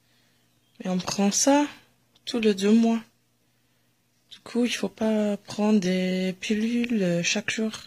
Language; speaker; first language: French; non-native, fluent; English